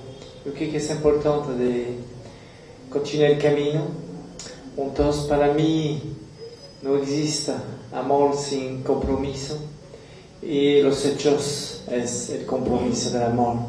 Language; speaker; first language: Spanish; non-native, learner; French